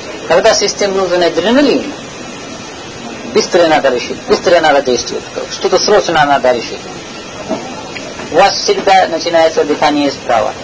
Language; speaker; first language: Russian; non-native, learner; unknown